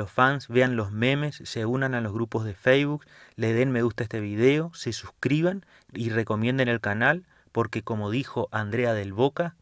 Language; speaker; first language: Spanish; native; Spanish